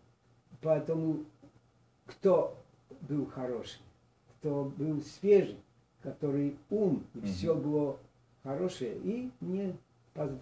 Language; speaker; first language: Russian; non-native, learner; Polish